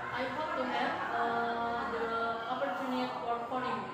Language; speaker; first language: English; non-native, learner; Indonesian